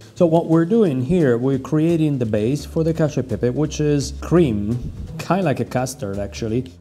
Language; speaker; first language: English; non-native, fluent; Italian